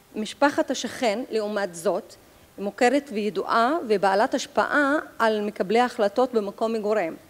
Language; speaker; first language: Hebrew; non-native, local second language; Arabic